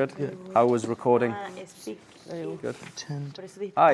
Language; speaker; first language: English; native; English